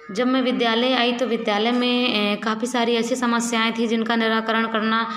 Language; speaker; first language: Hindi; native; Hindi